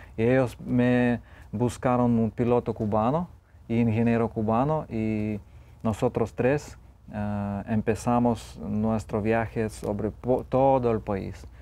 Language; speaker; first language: Spanish; non-native, learner; Lithuanian